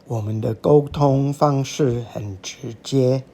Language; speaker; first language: Chinese; non-native, learner; English